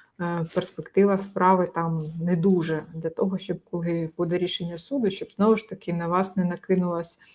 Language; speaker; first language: Ukrainian; native; Ukrainian